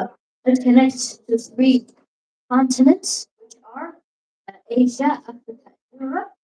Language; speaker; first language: English; non-native, learner; Arabic